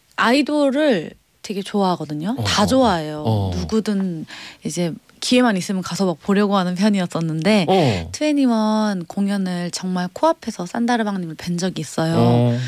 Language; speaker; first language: Korean; native; Korean